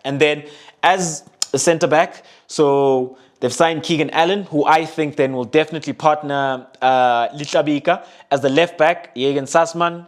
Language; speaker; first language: English; non-native, local second language; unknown